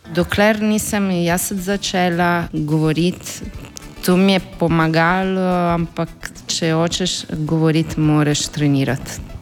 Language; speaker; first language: Slovenian; non-native, fluent; Italian